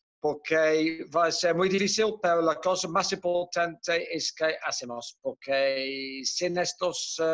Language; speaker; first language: Spanish; non-native, fluent; Dutch